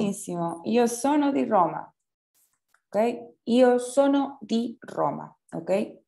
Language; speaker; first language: Italian; non-native, fluent; Spanish